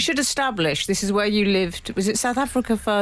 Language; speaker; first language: English; native; English